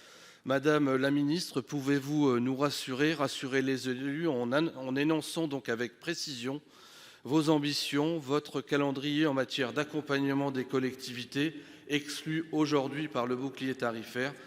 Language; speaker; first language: French; native; French